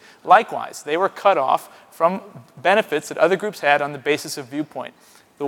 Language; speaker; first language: English; native; English